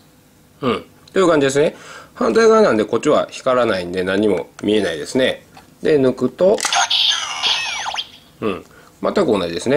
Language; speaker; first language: Japanese; native; Japanese